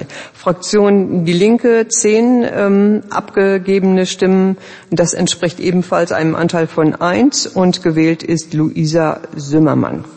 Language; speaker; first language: German; native; German